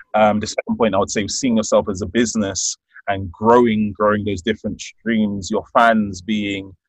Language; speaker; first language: English; native; English